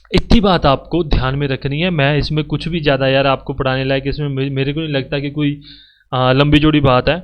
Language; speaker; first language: Hindi; native; Hindi